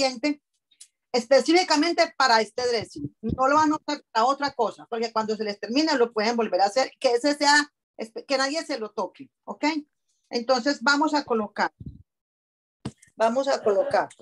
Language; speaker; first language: Spanish; native; Spanish